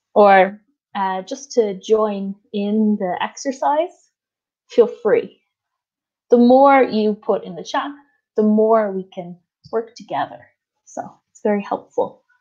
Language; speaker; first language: English; native; English